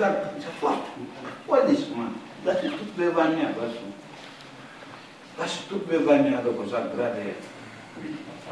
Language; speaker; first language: German; non-native, learner; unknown